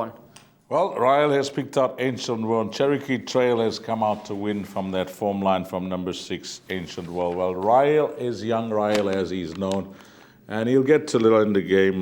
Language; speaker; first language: English; native; English